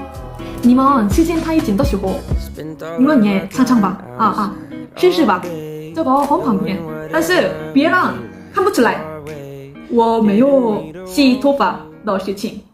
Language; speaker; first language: Chinese; non-native, learner; Korean